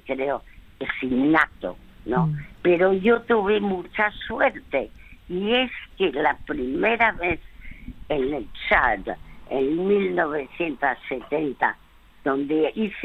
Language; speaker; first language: Spanish; early bilingual, other home language; French